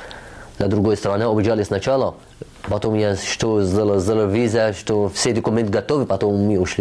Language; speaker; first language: Russian; non-native, learner; Arabic